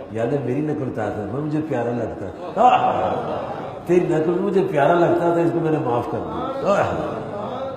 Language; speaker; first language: Urdu; non-native, local second language; Punjabi